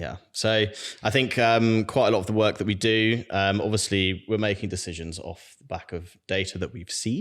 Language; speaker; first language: English; native; English